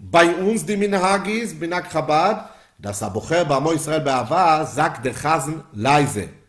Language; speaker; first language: German; non-native, fluent; Yiddish